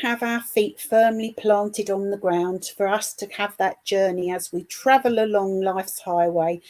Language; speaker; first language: English; native; English